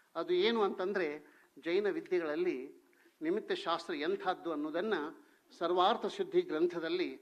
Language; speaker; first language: Kannada; non-native, local second language; Hindi